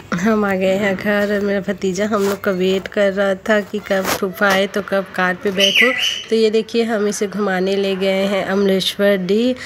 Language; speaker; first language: Hindi; native; Hindi